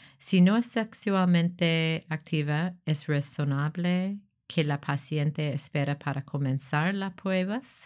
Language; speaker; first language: Spanish; non-native, learner; English